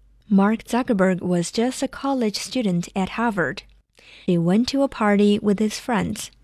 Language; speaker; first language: English; non-native, fluent; Chinese